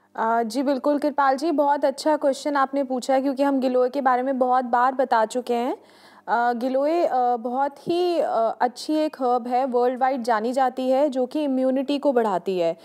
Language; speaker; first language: Hindi; native; Hindi